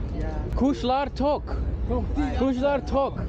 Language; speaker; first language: Turkish; non-native, learner; English